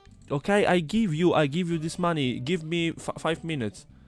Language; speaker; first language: English; non-native, learner; Polish